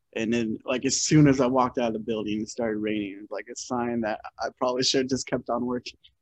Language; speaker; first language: English; native; English